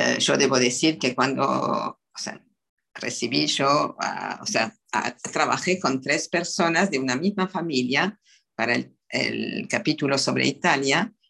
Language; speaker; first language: Spanish; non-native, fluent; French